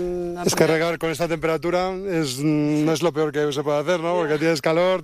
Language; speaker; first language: Spanish; native; Spanish